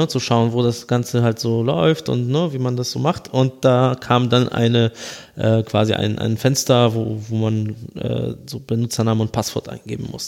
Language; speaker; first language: German; native; German